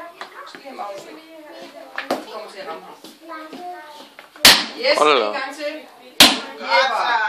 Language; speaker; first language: Danish; native; Danish